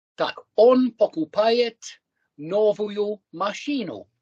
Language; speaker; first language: Russian; non-native, fluent; English